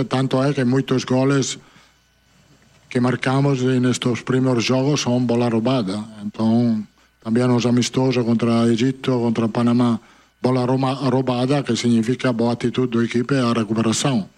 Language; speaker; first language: Portuguese; non-native, fluent; Italian